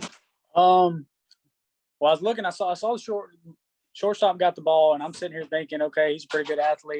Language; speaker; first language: English; native; English